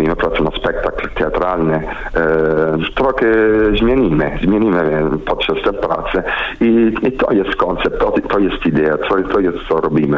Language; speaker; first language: Polish; non-native, learner; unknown